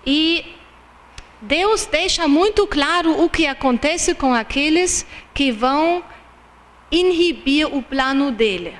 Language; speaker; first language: Portuguese; non-native, fluent; German